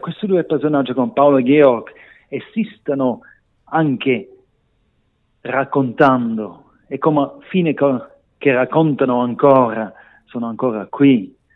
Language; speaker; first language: Italian; non-native, learner; Romansh